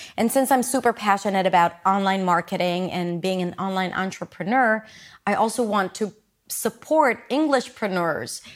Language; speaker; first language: English; non-native, fluent; Hebrew